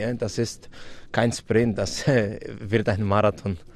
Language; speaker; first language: German; non-native, fluent; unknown